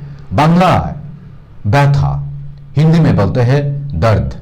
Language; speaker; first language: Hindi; non-native, local second language; Bangla